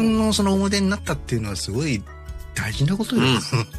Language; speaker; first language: Japanese; native; Japanese